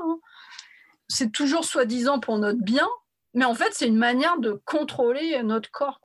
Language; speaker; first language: French; early bilingual, other home language; Arabic